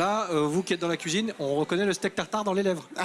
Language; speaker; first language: French; native; French